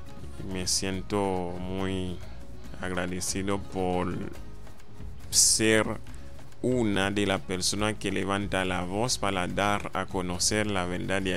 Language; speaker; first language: Spanish; non-native, fluent; Haitian Creole